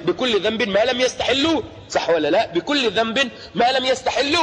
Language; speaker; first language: Arabic; native; Arabic